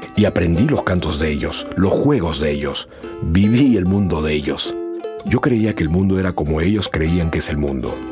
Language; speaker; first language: Spanish; non-native, local second language; Quechua